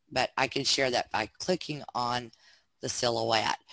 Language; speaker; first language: English; native; English